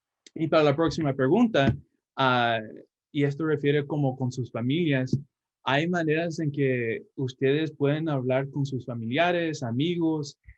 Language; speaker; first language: Spanish; early bilingual, heritage; Spanish